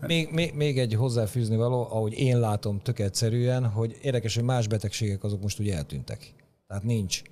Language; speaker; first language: Hungarian; native; Hungarian